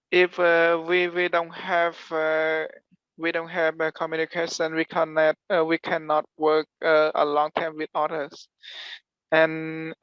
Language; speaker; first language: English; non-native, learner; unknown